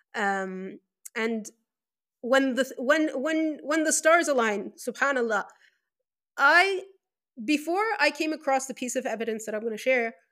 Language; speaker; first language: English; non-native, fluent; Spanish